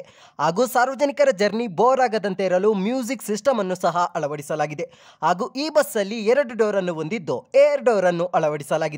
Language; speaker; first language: Kannada; native; Kannada